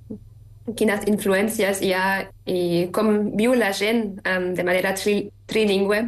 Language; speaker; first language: Catalan; non-native, fluent; German